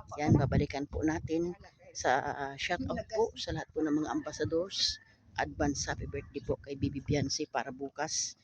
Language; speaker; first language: Filipino; native; Filipino